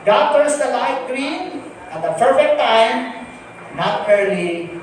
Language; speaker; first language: English; non-native, local second language; Filipino